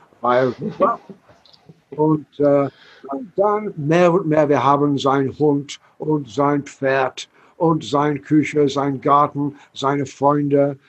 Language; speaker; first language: German; non-native, learner; English